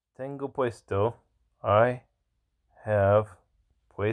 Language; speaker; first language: Spanish; non-native, learner; English